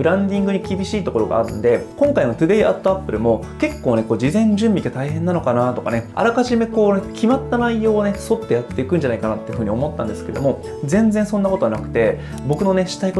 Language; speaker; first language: Japanese; native; Japanese